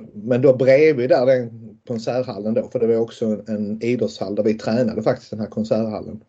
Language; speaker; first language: Swedish; native; Swedish